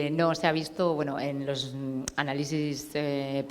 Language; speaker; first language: Spanish; native; Spanish